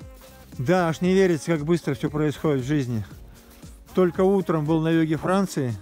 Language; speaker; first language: Russian; native; Russian